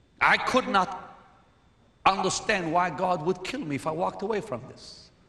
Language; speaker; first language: English; non-native, fluent; Arabic